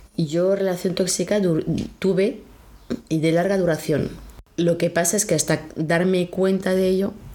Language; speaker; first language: Spanish; non-native, fluent; French